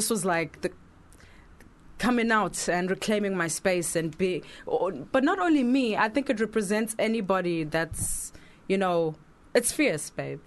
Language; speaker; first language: English; non-native, local second language; Zulu